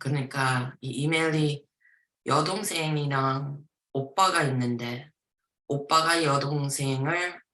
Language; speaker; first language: Korean; early bilingual, heritage; Korean